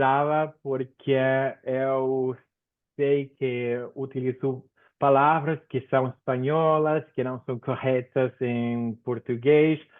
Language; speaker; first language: Portuguese; non-native, fluent; Spanish